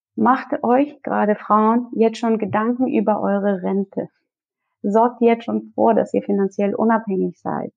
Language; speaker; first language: German; early bilingual, other home language; Russian